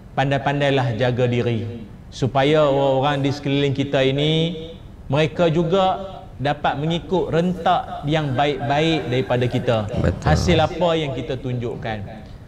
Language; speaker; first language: Malay; native; Malay